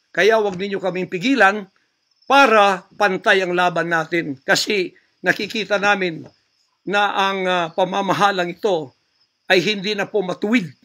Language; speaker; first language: Filipino; non-native, local second language; Cebuano